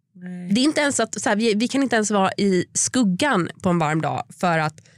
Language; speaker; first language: Swedish; native; Swedish